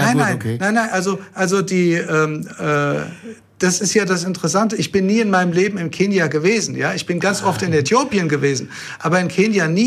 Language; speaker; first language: German; native; German